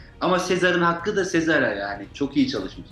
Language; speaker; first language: Turkish; native; Turkish